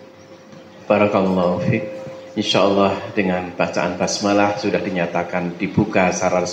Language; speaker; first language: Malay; non-native, local second language; Javanese